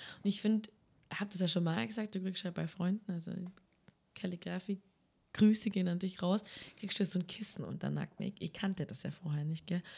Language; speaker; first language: German; native; German